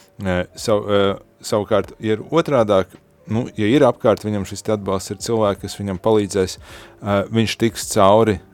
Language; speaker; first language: Latvian; native; Latvian